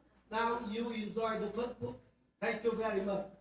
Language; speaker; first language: English; non-native, learner; Vietnamese